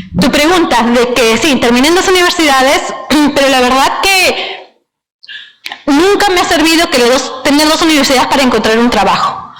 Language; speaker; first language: Spanish; native; Spanish